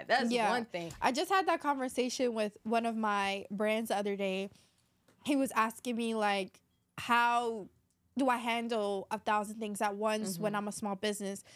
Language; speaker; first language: English; native; English